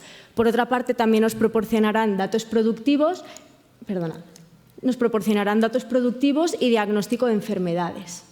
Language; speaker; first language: Spanish; native; Spanish